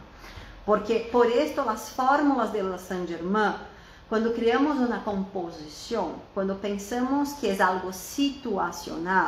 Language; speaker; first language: Spanish; non-native, fluent; Portuguese